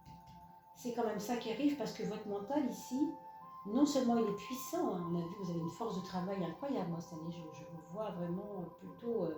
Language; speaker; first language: French; native; French